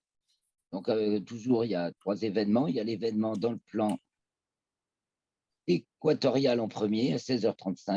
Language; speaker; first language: French; native; French